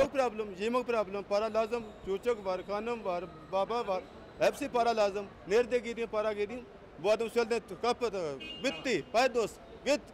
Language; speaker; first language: Turkish; non-native, learner; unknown